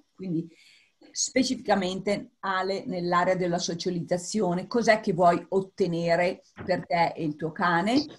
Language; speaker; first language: Italian; early bilingual, heritage; Italian